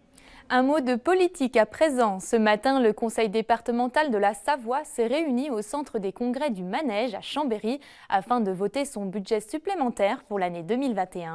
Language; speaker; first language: French; native; French